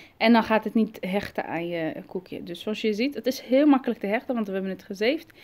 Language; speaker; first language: Dutch; early bilingual, other home language; Arabic